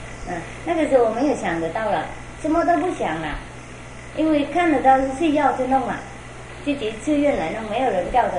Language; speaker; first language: Chinese; non-native, fluent; Vietnamese